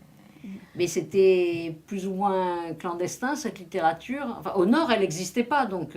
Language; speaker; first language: French; native; French